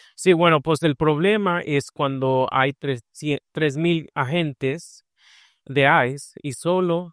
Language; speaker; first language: Spanish; early bilingual, heritage; Spanish